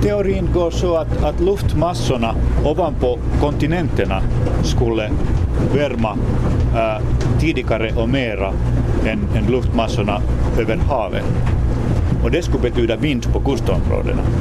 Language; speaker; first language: Swedish; non-native, local second language; Finnish